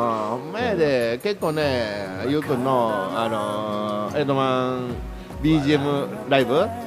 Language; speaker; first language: Japanese; native; Japanese